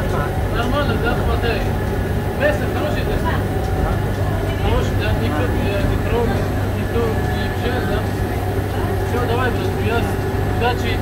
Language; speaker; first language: Russian; non-native, local second language; Tajik